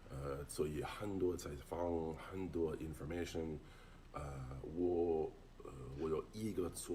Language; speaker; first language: Chinese; non-native, learner; English